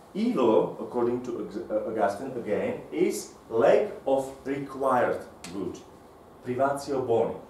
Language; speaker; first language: English; non-native, fluent; Slovak